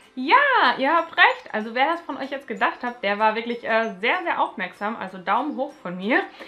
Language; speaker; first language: German; native; German